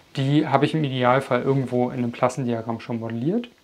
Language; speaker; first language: German; native; German